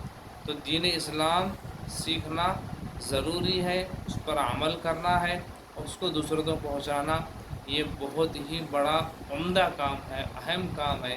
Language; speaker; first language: Urdu; native; Urdu